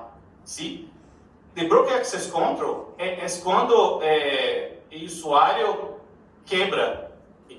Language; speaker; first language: Spanish; non-native, learner; Portuguese